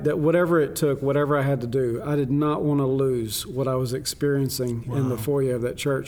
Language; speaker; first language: English; native; English